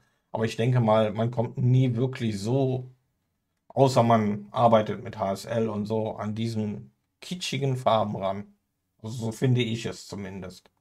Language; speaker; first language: German; native; German